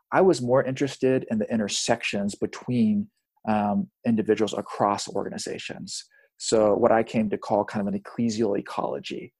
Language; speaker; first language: English; native; English